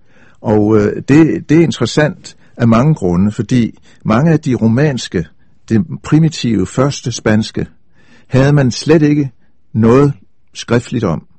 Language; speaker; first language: Danish; native; Danish